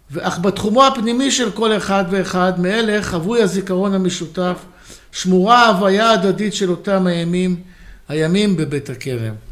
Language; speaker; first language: Hebrew; native; Hebrew